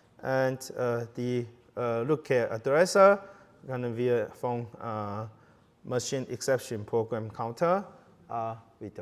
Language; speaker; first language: German; non-native, fluent; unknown